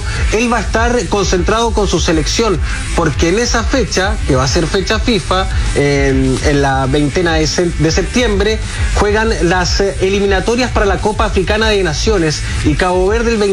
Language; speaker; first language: Spanish; native; Spanish